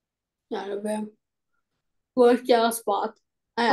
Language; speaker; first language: Czech; non-native, learner; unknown